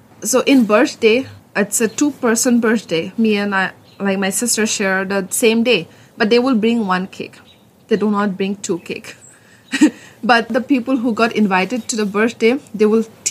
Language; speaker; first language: English; non-native, local second language; Assamese